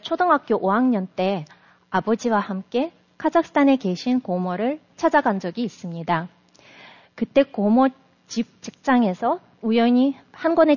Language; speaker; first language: Korean; non-native, fluent; Russian